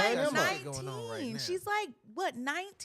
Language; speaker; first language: English; native; English